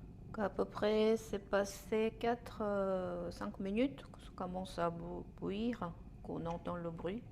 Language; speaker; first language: French; non-native, fluent; Korean